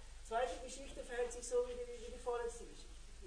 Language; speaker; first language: German; native; German